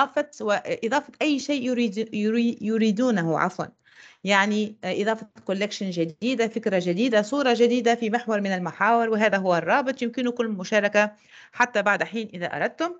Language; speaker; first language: Arabic; native; Arabic